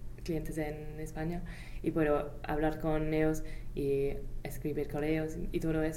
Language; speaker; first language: Spanish; non-native, fluent; English